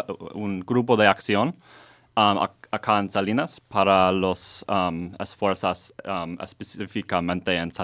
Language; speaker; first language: Spanish; non-native, learner; English